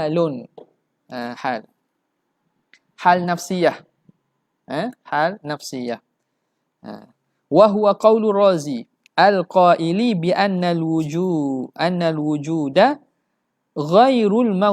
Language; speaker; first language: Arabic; non-native, learner; Malay